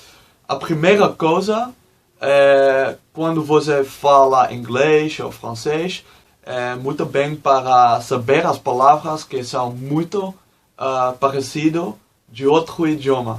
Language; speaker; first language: Portuguese; non-native, learner; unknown